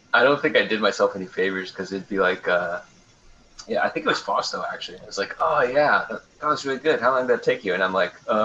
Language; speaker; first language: English; native; English